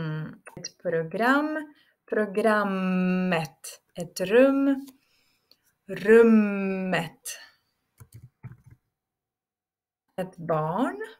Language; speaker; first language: Swedish; non-native, fluent; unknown